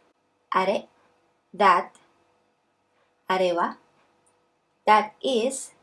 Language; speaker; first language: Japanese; non-native, fluent; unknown